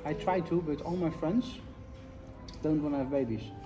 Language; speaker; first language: English; non-native, fluent; Dutch